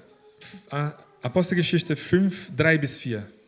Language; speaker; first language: German; non-native, fluent; Portuguese